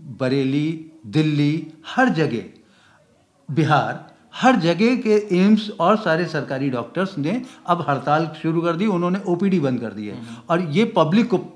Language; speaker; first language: Hindi; native; Hindi